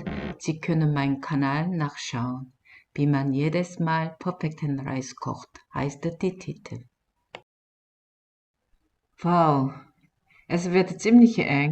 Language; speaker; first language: German; non-native, fluent; Korean